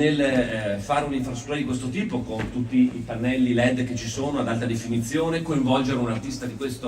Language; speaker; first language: Italian; native; Italian